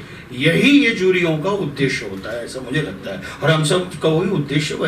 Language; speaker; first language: Hindi; native; Hindi